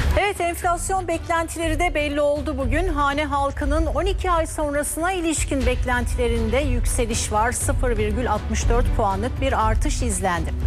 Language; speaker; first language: Turkish; native; Turkish